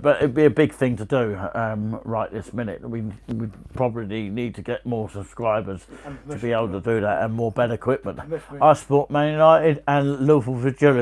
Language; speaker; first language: English; native; English